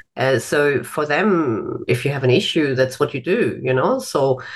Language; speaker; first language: English; non-native, fluent; German